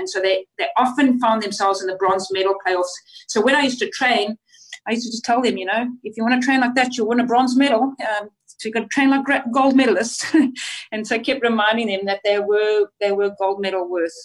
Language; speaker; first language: English; native; English